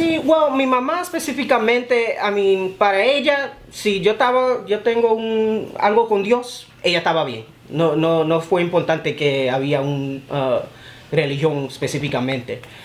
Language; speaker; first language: Spanish; early bilingual, heritage; Spanish